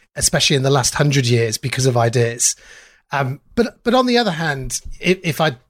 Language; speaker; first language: English; native; English